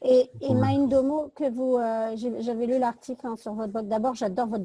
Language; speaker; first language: French; native; French